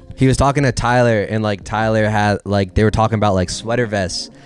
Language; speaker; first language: English; native; English